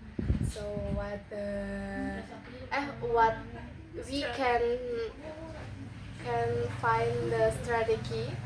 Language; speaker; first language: English; non-native, learner; Indonesian